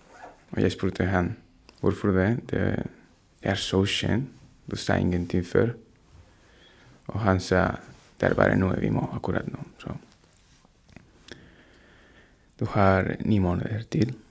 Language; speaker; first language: Norwegian; non-native, learner; Spanish